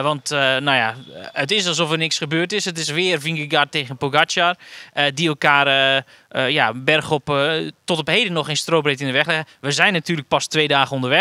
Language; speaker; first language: Dutch; native; Dutch